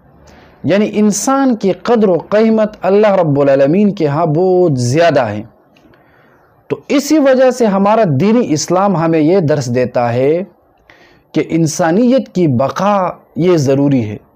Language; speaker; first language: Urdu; non-native, local second language; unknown